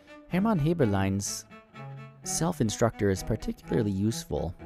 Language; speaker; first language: English; native; English